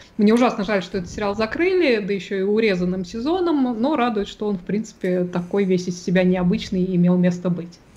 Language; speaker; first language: Russian; native; Russian